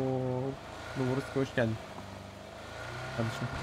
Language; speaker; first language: Turkish; native; Turkish